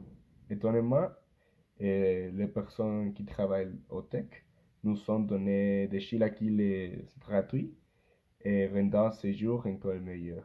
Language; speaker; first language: French; non-native, learner; Spanish